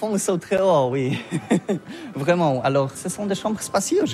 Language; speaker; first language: French; non-native, learner; Polish